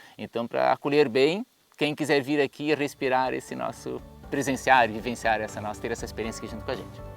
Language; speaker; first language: Portuguese; native; Portuguese